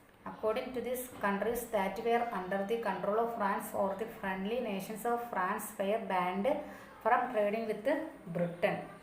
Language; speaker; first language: English; non-native, local second language; Malayalam